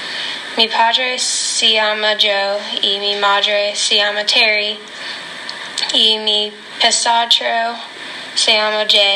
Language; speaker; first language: Spanish; non-native, learner; English